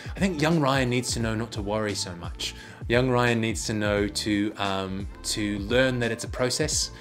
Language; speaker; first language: English; native; English